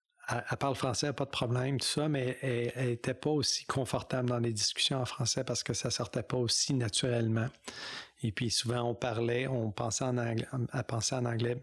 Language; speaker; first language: French; non-native, local second language; English